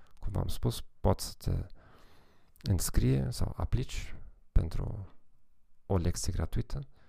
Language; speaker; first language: Romanian; non-native, fluent; German